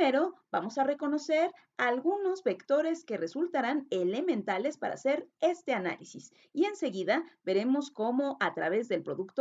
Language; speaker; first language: Spanish; native; Spanish